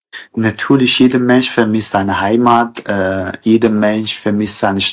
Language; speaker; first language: German; non-native, learner; Kurdish